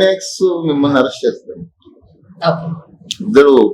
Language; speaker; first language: Telugu; native; Telugu